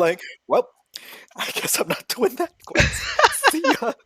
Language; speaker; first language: English; native; English